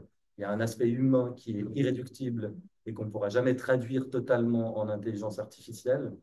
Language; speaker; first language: French; native; French